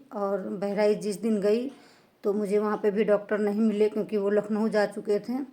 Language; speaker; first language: Hindi; native; Hindi